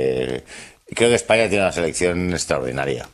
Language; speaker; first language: Spanish; native; Spanish